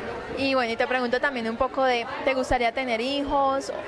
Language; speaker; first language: Spanish; native; Spanish